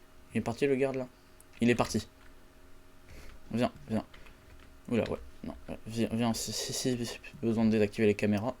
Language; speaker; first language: French; native; French